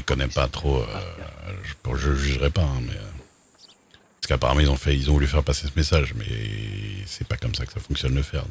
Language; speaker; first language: French; native; French